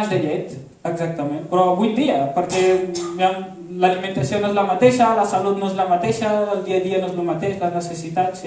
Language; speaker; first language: Catalan; early bilingual, other home language; Arabic